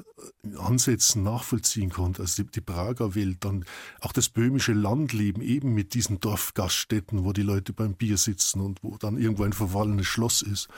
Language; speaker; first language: German; native; German